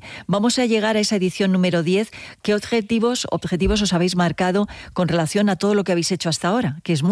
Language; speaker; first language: Spanish; native; Spanish